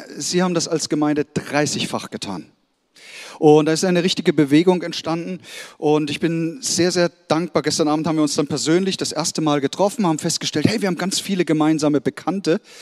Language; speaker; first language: German; native; German